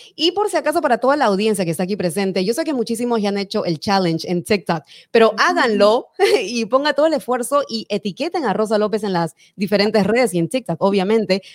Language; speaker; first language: Spanish; native; Spanish